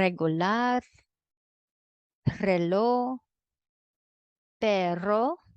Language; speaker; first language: Spanish; non-native, fluent; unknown